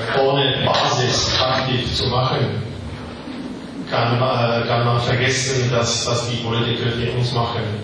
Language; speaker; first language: German; non-native, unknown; Czech